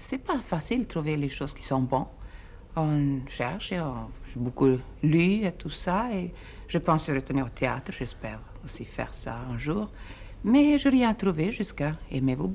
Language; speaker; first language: French; non-native, fluent; Swedish